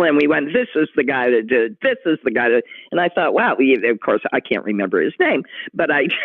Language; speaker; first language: English; native; English